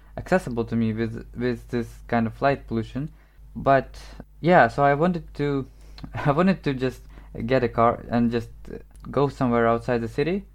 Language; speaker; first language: English; non-native, fluent; Ukrainian